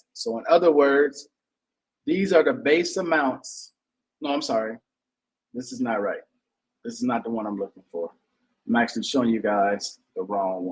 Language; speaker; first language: English; native; English